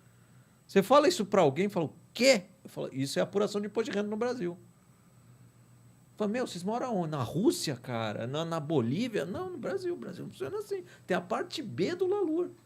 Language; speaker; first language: Portuguese; native; Portuguese